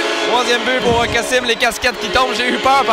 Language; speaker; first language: French; native; French